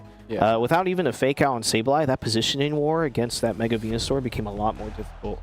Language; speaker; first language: English; native; English